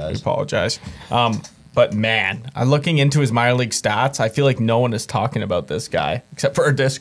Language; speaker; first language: English; native; English